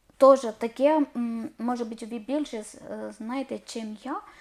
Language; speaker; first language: Ukrainian; non-native, learner; Malayalam